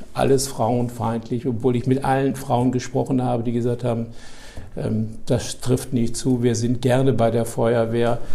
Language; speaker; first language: German; native; German